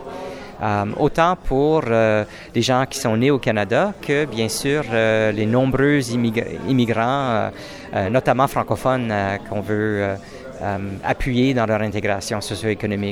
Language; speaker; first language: French; native; French